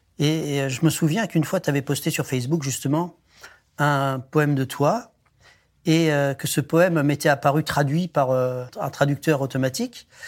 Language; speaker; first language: French; native; French